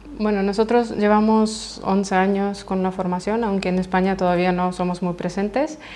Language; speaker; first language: Spanish; non-native, fluent; Russian